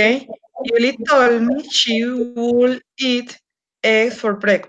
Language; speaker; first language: English; non-native, learner; Spanish